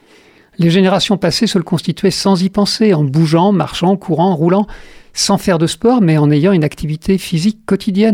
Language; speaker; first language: French; native; French